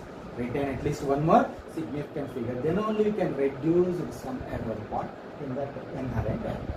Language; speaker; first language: English; non-native, local second language; Telugu